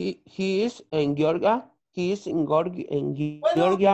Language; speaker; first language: English; non-native, learner; Spanish